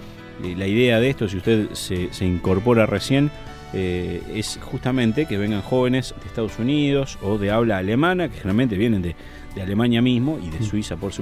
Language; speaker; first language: Spanish; native; Spanish